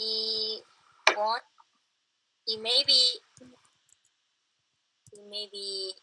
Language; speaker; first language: English; non-native, learner; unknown